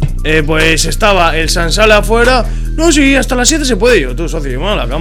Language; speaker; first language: Spanish; native; Spanish